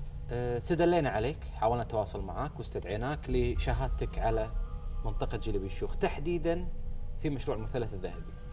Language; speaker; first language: Arabic; native; Arabic